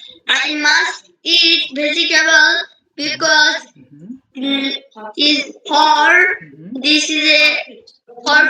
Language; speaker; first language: English; non-native, learner; Bangla